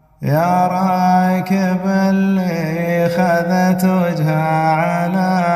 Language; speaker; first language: Arabic; native; Arabic